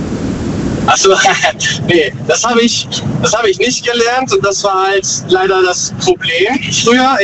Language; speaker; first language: German; native; German